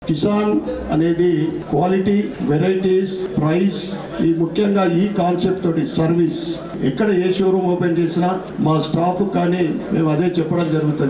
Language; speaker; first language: Telugu; native; Telugu